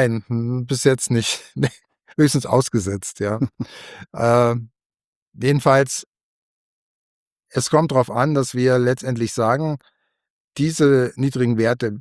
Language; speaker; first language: German; native; German